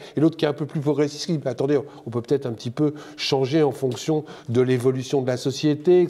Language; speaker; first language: French; native; French